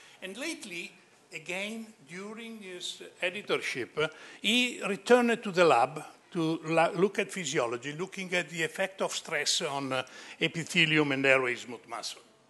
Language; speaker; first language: English; non-native, fluent; Italian